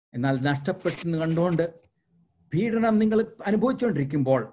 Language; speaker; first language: Malayalam; early bilingual, heritage; Malayalam